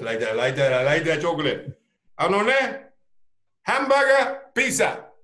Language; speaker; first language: Japanese; non-native, learner; English